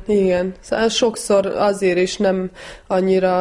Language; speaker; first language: Hungarian; early bilingual, heritage; Hungarian